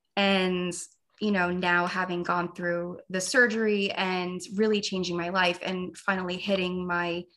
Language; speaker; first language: English; native; English